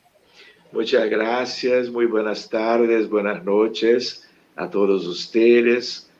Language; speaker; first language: Spanish; non-native, fluent; Portuguese